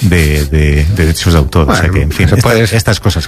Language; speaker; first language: Spanish; native; Spanish